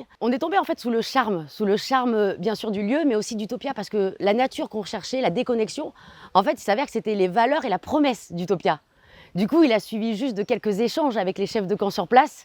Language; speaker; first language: French; native; French